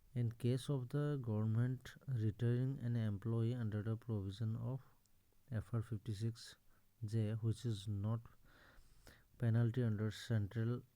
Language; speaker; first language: English; non-native, local second language; Assamese